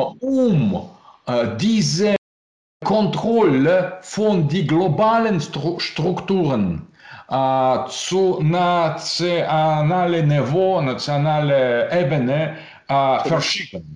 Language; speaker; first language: German; non-native, learner; Russian